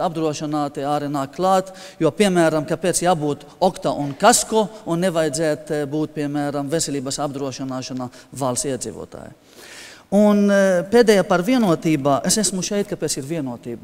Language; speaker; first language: Latvian; non-native, fluent; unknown